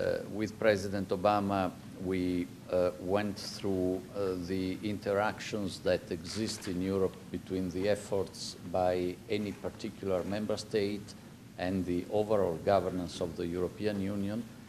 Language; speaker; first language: English; non-native, fluent; Italian